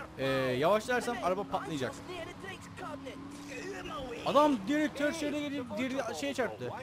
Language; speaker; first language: Turkish; native; Turkish